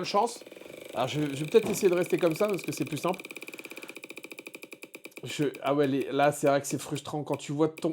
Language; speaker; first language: French; native; French